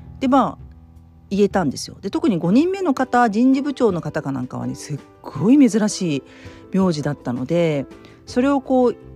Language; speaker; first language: Japanese; native; Japanese